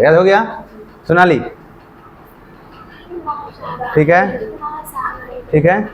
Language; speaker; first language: Hindi; native; Hindi